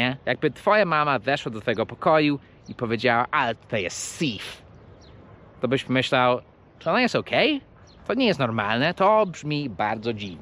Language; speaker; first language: Polish; non-native, fluent; English